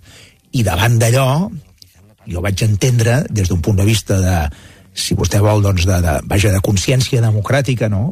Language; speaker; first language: Catalan; native; Catalan